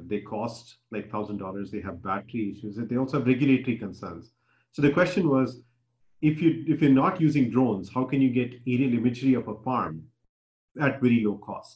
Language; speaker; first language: English; non-native, local second language; Hindi